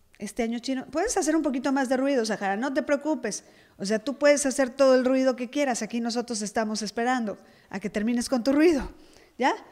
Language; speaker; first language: Spanish; native; Spanish